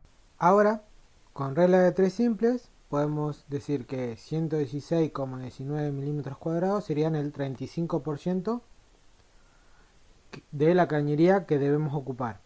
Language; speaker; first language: Spanish; native; Spanish